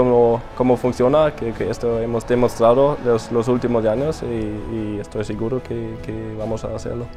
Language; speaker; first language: Spanish; non-native, fluent; German